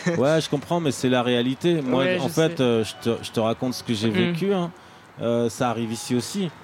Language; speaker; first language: French; native; French